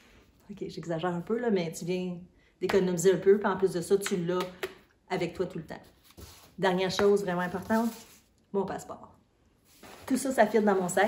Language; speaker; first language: French; native; French